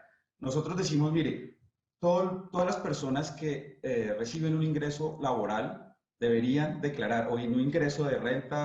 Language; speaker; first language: Spanish; native; Spanish